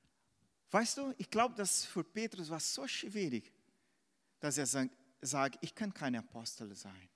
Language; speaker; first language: German; non-native, fluent; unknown